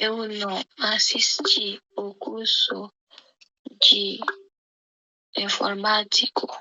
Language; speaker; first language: Portuguese; non-native, learner; Haitian Creole